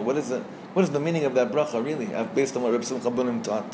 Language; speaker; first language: English; native; English